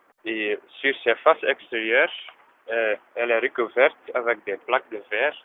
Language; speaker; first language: French; non-native, learner; Dutch